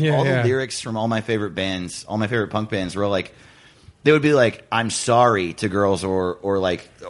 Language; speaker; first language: English; native; English